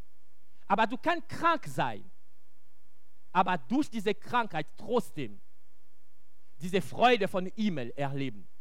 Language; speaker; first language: German; non-native, local second language; French